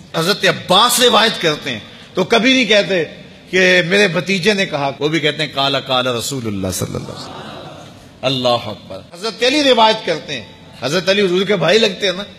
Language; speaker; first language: Urdu; native; Urdu